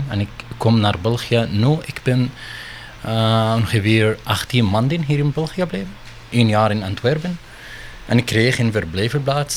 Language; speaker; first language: Dutch; non-native, learner; Arabic